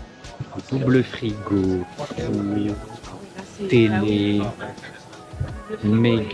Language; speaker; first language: French; native; French